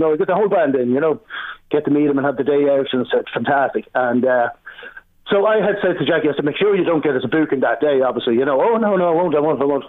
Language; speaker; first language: English; native; English